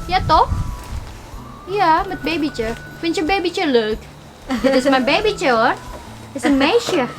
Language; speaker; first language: Dutch; non-native, learner; Indonesian